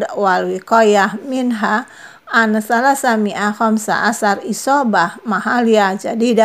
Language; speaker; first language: Arabic; non-native, fluent; Indonesian